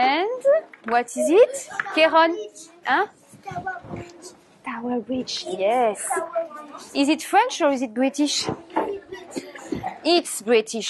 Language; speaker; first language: English; non-native, fluent; French